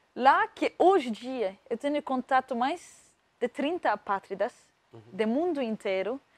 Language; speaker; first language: Portuguese; non-native, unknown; Arabic